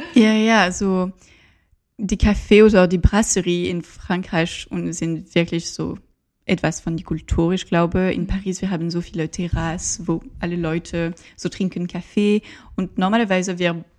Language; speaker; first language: German; non-native, learner; French